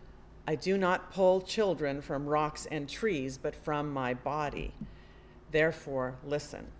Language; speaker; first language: English; native; English